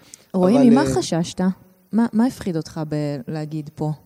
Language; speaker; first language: Hebrew; native; Hebrew